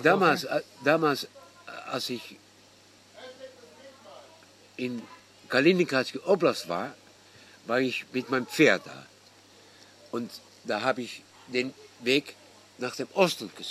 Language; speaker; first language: German; non-native, fluent; Dutch